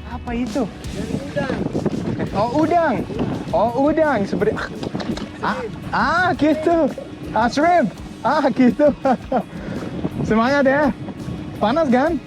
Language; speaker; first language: Indonesian; non-native, learner; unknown